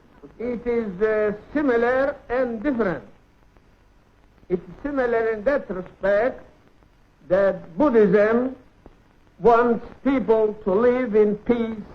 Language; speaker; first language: English; non-native, fluent; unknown